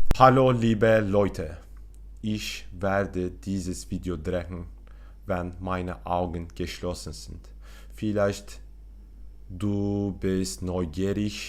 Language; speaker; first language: German; non-native, learner; Turkish